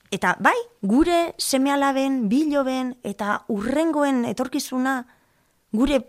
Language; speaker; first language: Basque; non-native, local second language; Spanish